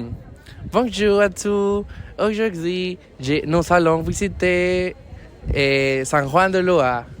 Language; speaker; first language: French; non-native, learner; Spanish